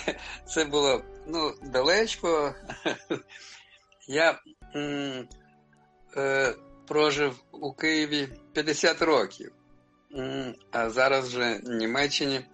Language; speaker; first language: Ukrainian; non-native, local second language; Russian